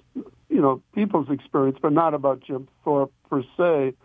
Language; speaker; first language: English; native; English